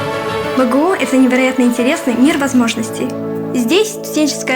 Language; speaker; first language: Russian; native; Russian